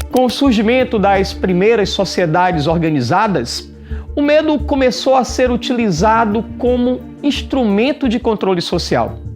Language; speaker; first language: Portuguese; native; Portuguese